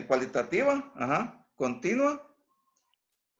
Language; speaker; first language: Spanish; native; Spanish